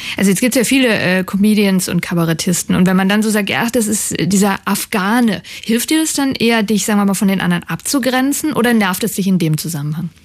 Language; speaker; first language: German; native; German